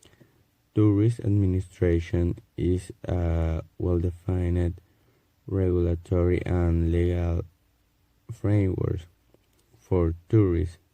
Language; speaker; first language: English; non-native, learner; Spanish